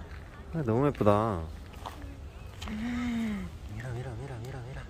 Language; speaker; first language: Spanish; non-native, fluent; Korean